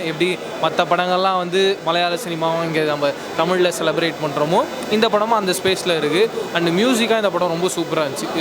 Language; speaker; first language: Tamil; native; Tamil